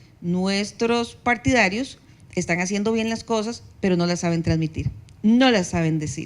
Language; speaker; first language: Spanish; native; Spanish